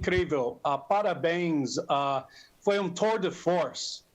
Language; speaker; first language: Portuguese; non-native, fluent; English